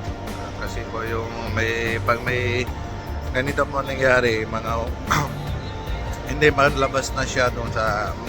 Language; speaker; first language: Filipino; non-native, learner; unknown